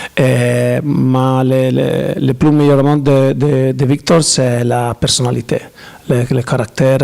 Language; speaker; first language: French; non-native, learner; Italian